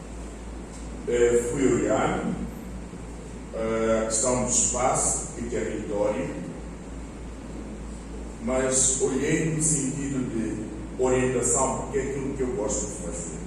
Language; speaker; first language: Portuguese; non-native, local second language; Tsonga